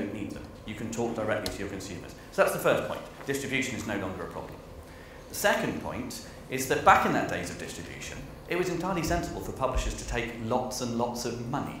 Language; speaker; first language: English; native; English